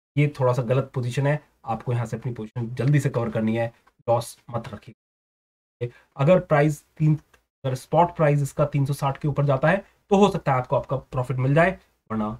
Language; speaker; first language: Hindi; native; Hindi